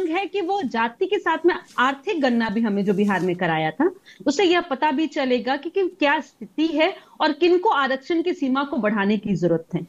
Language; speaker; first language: Hindi; native; Hindi